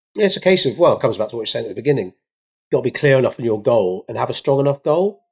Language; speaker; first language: English; early bilingual, other home language; Hindi